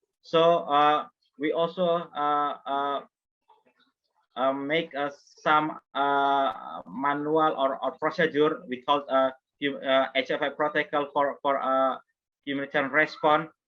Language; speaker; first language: English; non-native, fluent; Indonesian